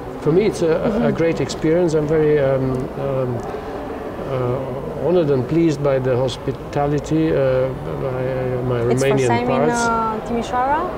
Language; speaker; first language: English; non-native, fluent; German